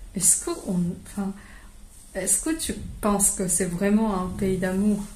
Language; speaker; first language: French; non-native, fluent; Japanese